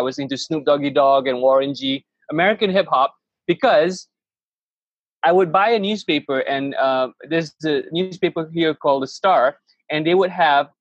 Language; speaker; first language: English; non-native, local second language; Malay